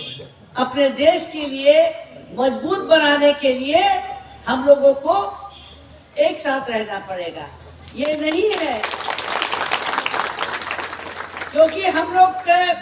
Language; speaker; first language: Hindi; non-native, local second language; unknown